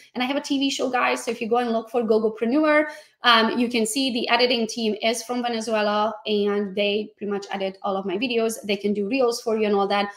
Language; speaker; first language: English; non-native, fluent; Hungarian